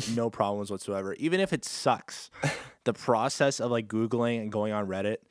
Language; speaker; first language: English; native; English